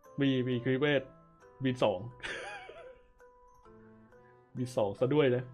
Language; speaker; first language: Thai; native; Thai